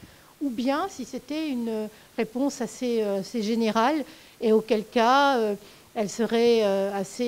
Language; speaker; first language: French; native; French